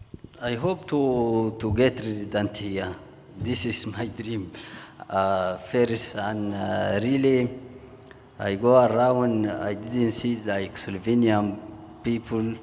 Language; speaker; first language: English; non-native, learner; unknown